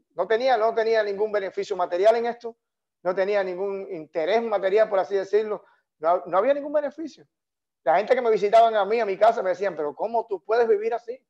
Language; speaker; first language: Spanish; native; Spanish